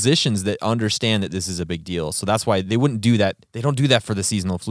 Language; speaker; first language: English; native; English